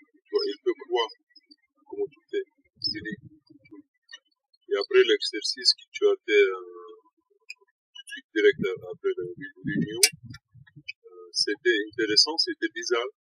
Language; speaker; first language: French; non-native, learner; Russian